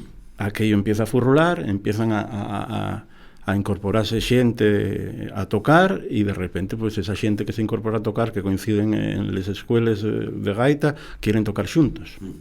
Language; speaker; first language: Spanish; native; Spanish